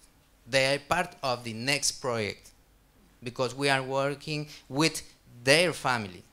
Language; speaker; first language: English; non-native, learner; Spanish